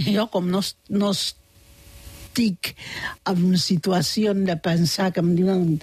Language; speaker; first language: Catalan; non-native, fluent; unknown